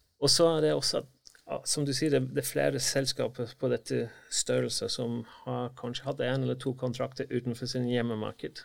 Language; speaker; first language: Norwegian; non-native, fluent; English